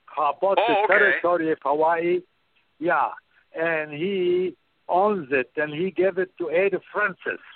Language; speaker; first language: English; non-native, fluent; Arabic